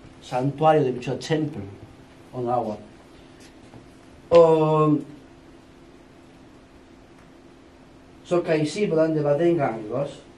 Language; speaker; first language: Danish; non-native, fluent; Spanish